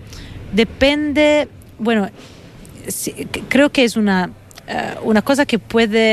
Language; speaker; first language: Spanish; non-native, fluent; Italian